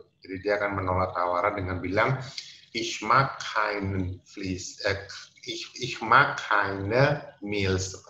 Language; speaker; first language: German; non-native, fluent; Indonesian